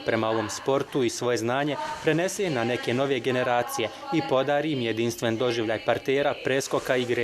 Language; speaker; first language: Bosnian; native; Bosnian